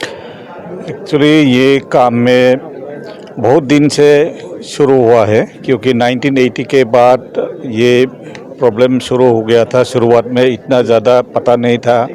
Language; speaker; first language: Hindi; non-native, local second language; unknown